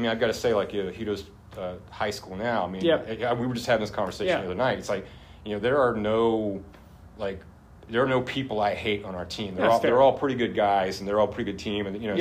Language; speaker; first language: English; native; English